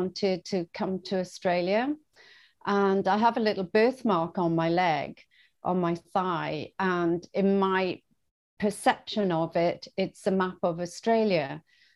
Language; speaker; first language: English; native; English